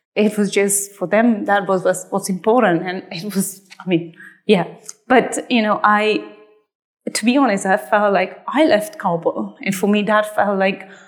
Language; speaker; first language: English; non-native, fluent; Persian